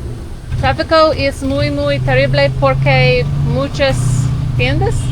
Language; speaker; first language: Spanish; non-native, learner; English